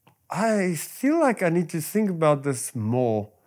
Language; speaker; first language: English; non-native, local second language; Afrikaans